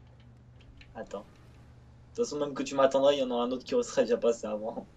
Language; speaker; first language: French; native; French